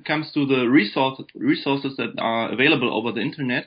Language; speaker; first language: English; non-native, fluent; German